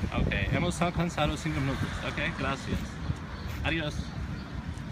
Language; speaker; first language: Spanish; non-native, fluent; English